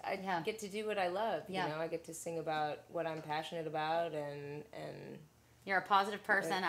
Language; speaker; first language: English; native; English